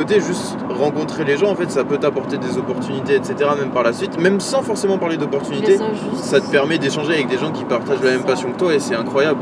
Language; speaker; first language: French; native; French